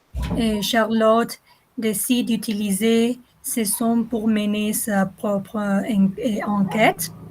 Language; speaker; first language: French; non-native, learner; Spanish